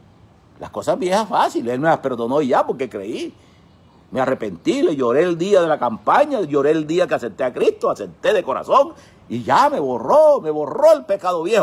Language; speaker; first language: Spanish; native; Spanish